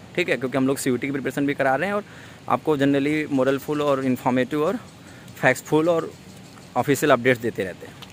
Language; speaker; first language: Hindi; native; Hindi